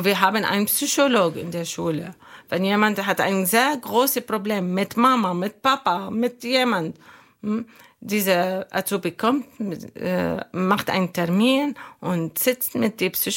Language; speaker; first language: German; non-native, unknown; Arabic